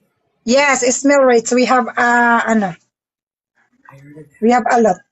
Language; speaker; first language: English; non-native, learner; Filipino